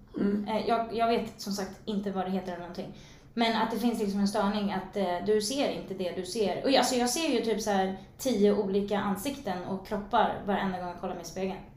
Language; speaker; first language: Swedish; native; Swedish